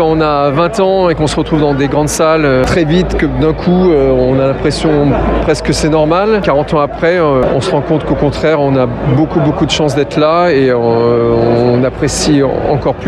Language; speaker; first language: French; native; French